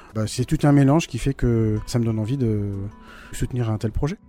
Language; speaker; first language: French; native; French